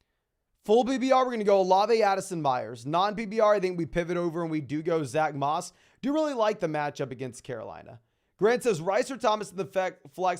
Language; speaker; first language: English; native; English